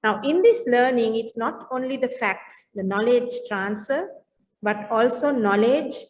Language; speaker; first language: English; non-native, local second language; Sinhala